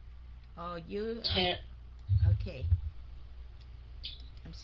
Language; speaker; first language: English; non-native, fluent; Vietnamese